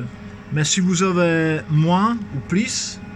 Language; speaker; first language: French; non-native, fluent; Czech